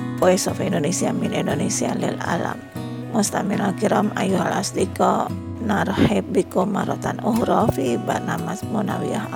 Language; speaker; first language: Arabic; non-native, fluent; Indonesian